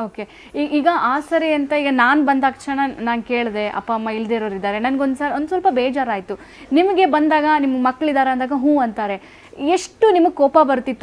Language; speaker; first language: Kannada; native; Kannada